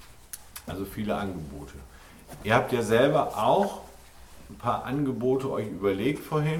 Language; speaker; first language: German; native; German